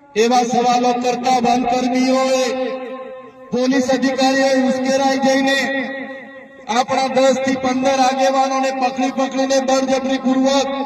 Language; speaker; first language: Gujarati; non-native, local second language; Vasavi